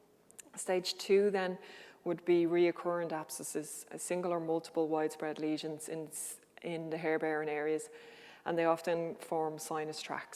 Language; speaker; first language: English; native; English